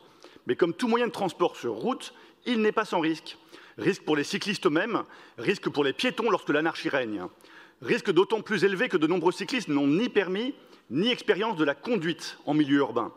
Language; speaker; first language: French; native; French